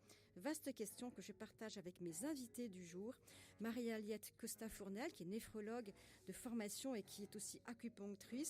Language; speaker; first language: French; native; French